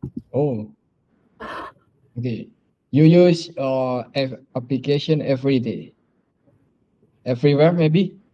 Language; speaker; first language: English; non-native, learner; Indonesian